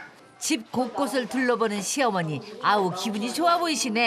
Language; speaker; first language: Korean; native; Korean